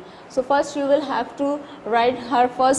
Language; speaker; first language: English; non-native, local second language; Urdu